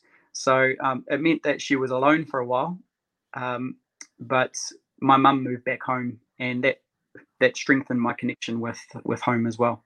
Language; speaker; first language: English; native; English